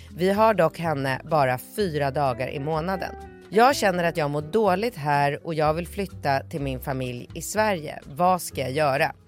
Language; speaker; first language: Swedish; native; Swedish